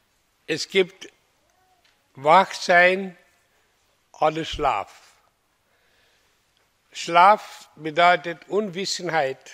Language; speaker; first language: German; non-native, learner; Hindi